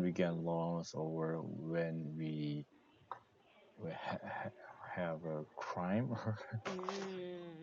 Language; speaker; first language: English; non-native, learner; Korean